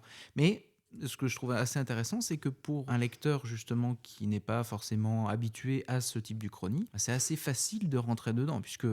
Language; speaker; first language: French; native; French